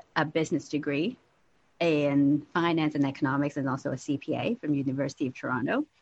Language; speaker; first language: English; non-native, local second language; Cantonese